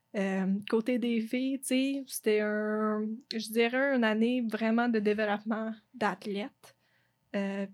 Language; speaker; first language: French; non-native, fluent; English